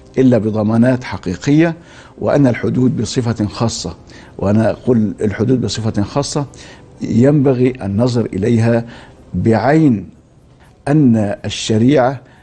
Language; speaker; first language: Arabic; native; Arabic